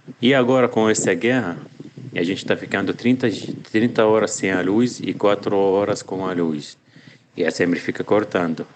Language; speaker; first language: Portuguese; non-native, learner; Arabic